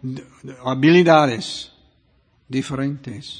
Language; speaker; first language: Spanish; non-native, fluent; English